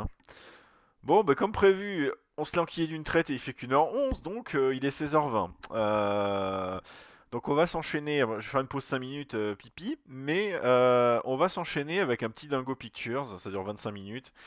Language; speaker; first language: French; native; French